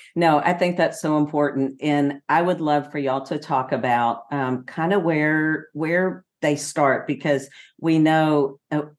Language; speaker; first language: English; native; English